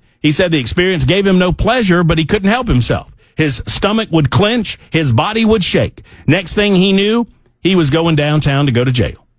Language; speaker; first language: English; native; English